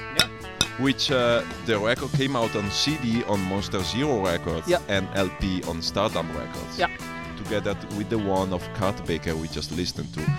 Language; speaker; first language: English; non-native, fluent; Italian